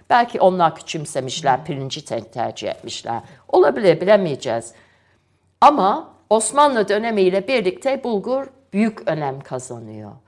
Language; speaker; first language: Turkish; non-native, fluent; English